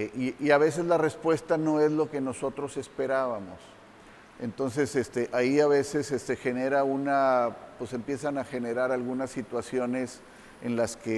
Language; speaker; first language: Spanish; native; Spanish